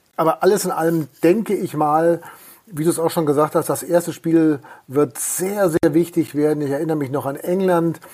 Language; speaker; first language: German; native; German